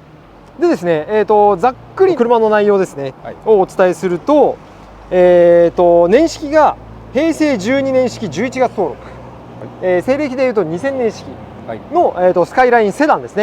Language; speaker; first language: Japanese; native; Japanese